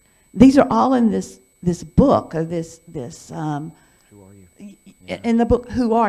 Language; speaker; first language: English; native; English